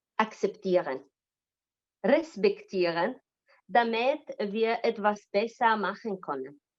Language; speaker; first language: German; non-native, learner; Arabic